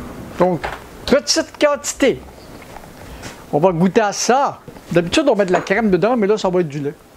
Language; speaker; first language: French; native; French